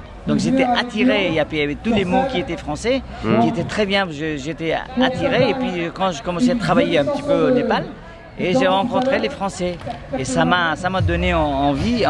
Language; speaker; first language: French; non-native, fluent; Nepali